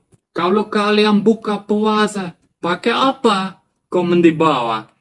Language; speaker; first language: Indonesian; non-native, learner; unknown